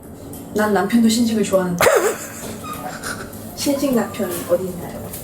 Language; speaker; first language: Korean; native; Korean